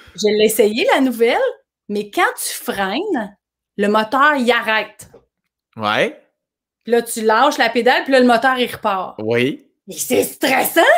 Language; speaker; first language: French; native; French